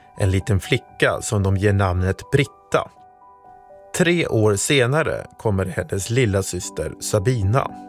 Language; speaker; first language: Swedish; native; Swedish